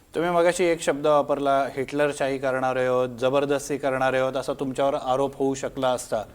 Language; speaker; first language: Marathi; native; Marathi